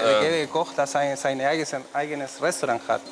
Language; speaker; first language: German; non-native, learner; Spanish